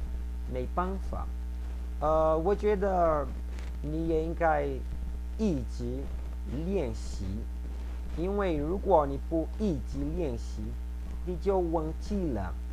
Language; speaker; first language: Chinese; non-native, fluent; Portuguese